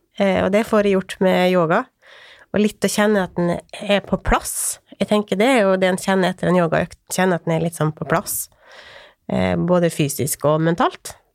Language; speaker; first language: Norwegian; native; Norwegian